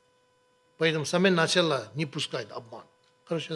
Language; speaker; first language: Russian; non-native, learner; Tibetan